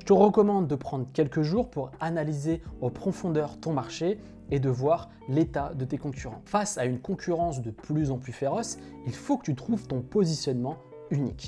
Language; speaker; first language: French; native; French